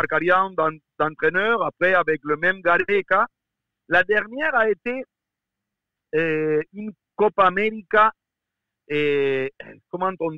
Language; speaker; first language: French; non-native, fluent; Spanish